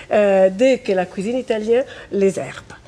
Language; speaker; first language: French; non-native, fluent; Italian